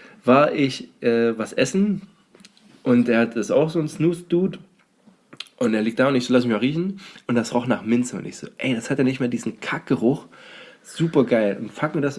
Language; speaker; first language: German; native; German